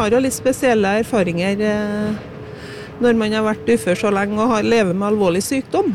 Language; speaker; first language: Norwegian; native; Norwegian